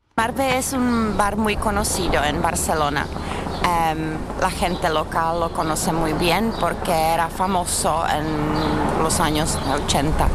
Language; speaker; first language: Spanish; non-native, learner; Czech